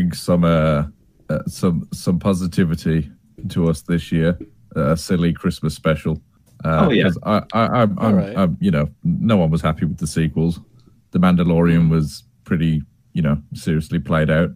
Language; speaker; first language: English; native; English